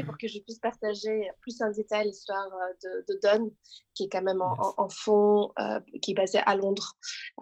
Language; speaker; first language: English; non-native, fluent; French